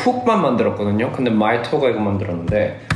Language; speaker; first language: Korean; early bilingual, heritage; Korean